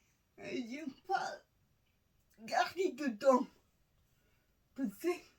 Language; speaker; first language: French; non-native, learner; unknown